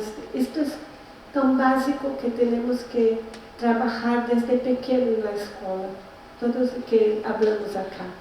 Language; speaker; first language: Spanish; non-native, learner; Portuguese